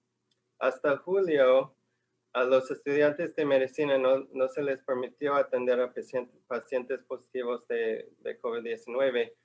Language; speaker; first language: Spanish; non-native, fluent; English